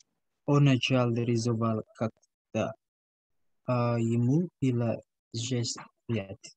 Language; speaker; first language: Russian; non-native, learner; Indonesian